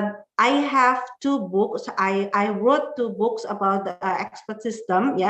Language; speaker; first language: English; non-native, fluent; Indonesian